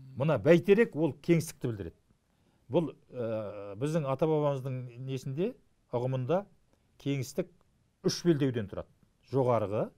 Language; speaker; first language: Kazakh; native; Kazakh